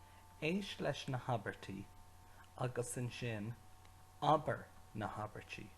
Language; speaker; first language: Irish; non-native, local second language; English